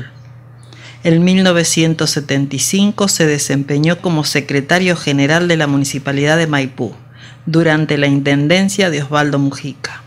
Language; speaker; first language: Spanish; native; Spanish